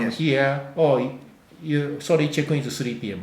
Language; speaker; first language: English; non-native, learner; Japanese